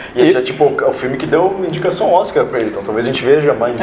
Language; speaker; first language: Portuguese; native; Portuguese